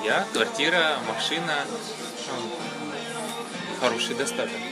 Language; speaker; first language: Russian; native; Russian